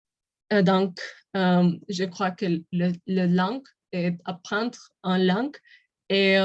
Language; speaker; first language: French; non-native, learner; Spanish